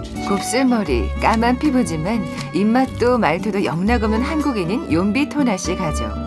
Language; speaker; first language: Korean; native; Korean